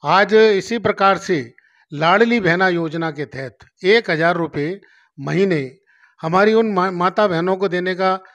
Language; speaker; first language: Hindi; native; Hindi